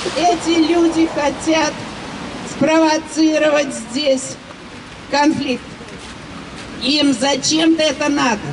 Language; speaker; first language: Russian; native; Russian